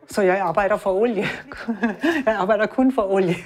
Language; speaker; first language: Danish; non-native, learner; German